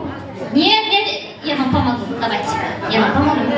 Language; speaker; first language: Russian; non-native, local second language; Uzbek